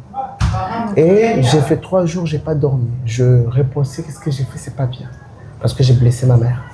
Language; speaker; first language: French; non-native, local second language; Ngazidja Comorian